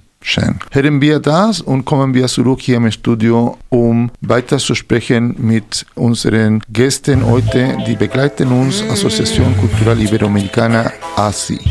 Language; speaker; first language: German; non-native, fluent; Spanish